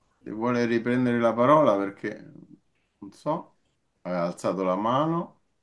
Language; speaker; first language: Italian; native; Italian